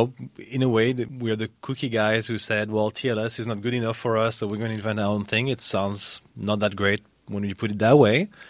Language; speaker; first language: English; non-native, fluent; French